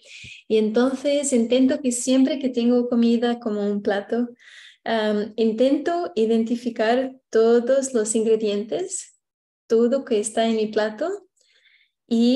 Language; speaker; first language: Spanish; non-native, fluent; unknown